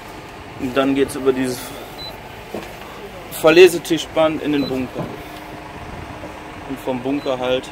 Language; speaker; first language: German; native; German